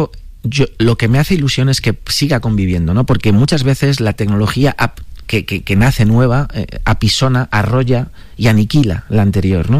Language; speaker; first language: Spanish; native; Spanish